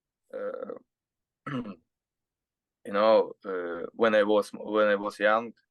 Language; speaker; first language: English; non-native, learner; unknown